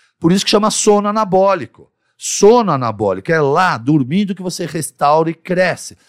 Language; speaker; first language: Portuguese; early bilingual, other home language; Arabic